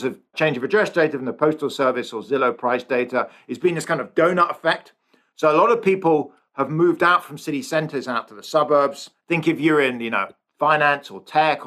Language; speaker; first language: English; native; English